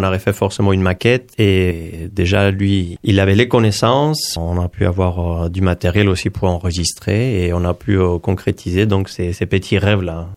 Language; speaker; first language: French; non-native, fluent; Spanish